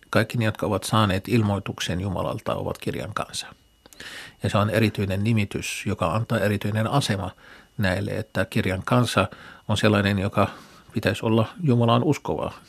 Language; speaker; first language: Finnish; non-native, fluent; Arabic